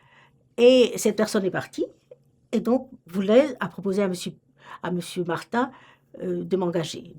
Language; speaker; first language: French; native; French